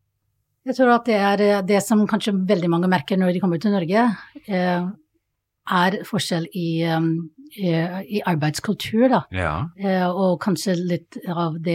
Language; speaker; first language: Norwegian; non-native, fluent; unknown